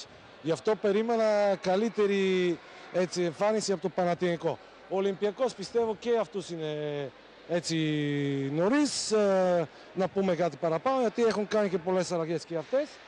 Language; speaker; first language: Greek; non-native, fluent; Bulgarian